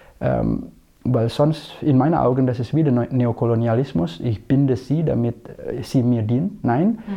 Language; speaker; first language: German; non-native, fluent; Indonesian